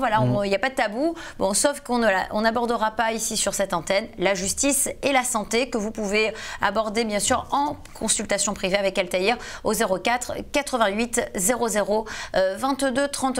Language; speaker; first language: French; native; French